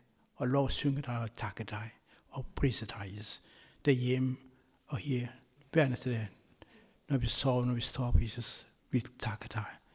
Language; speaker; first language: Danish; non-native, fluent; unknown